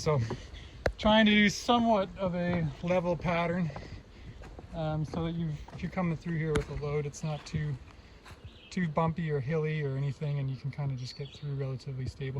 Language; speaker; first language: English; native; English